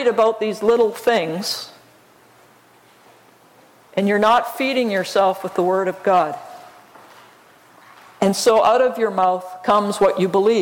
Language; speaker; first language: English; native; English